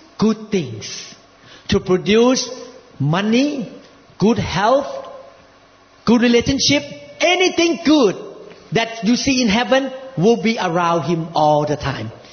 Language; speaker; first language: English; non-native, fluent; Thai